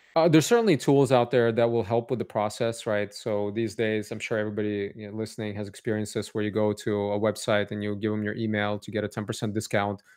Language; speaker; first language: English; native; English